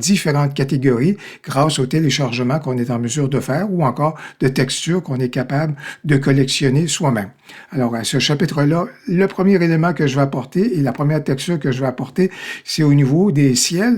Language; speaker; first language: French; native; French